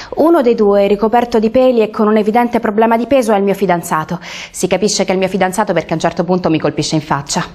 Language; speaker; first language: Italian; native; Italian